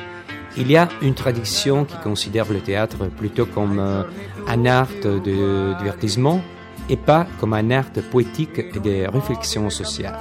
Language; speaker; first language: French; non-native, fluent; Italian